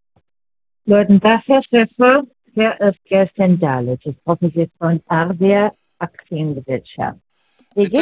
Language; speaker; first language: German; non-native, fluent; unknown